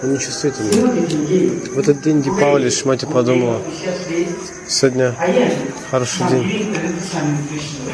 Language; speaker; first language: Russian; non-native, fluent; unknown